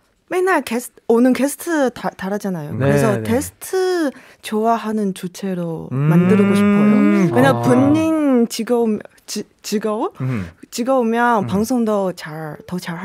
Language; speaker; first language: Korean; non-native, learner; Chinese